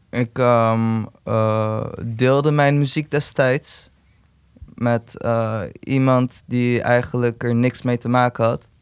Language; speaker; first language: Dutch; early bilingual, other home language; Turkish